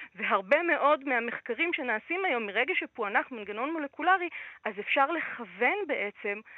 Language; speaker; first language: Hebrew; non-native, fluent; Russian